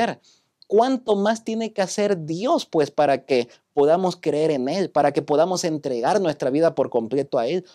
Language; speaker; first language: Spanish; native; Spanish